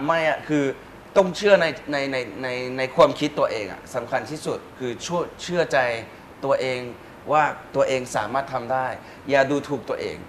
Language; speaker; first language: Thai; non-native, fluent; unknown